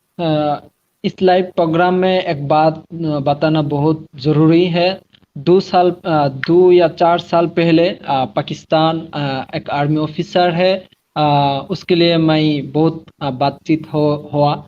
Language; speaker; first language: Hindi; non-native, learner; Bangla